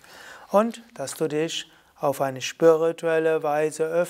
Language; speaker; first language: German; native; German